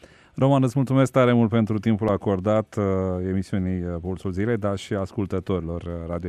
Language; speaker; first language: Romanian; native; Romanian